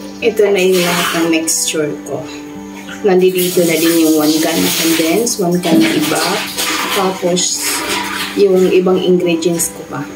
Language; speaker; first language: Filipino; non-native, local second language; Cebuano